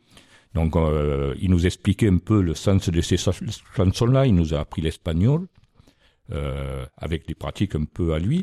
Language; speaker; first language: French; native; French